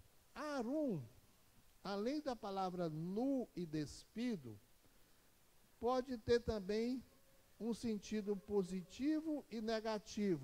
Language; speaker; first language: Portuguese; native; Portuguese